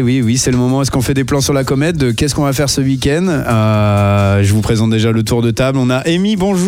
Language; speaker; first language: French; native; French